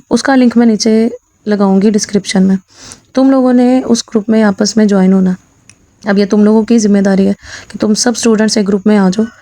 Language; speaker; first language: Urdu; non-native, local second language; Punjabi